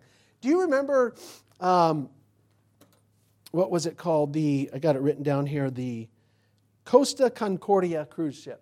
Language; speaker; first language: English; native; English